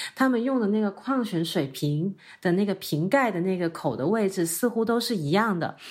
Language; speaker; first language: Chinese; non-native, local second language; Cantonese